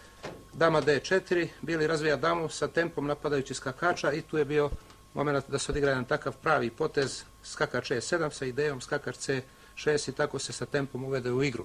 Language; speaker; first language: Bosnian; native; Bosnian